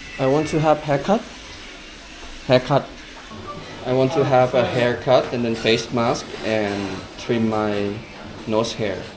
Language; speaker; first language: English; non-native, learner; Thai